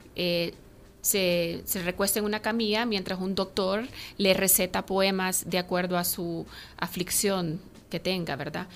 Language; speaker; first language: Spanish; early bilingual, heritage; Spanish